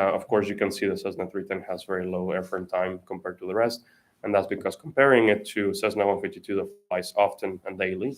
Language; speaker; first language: English; non-native, fluent; Spanish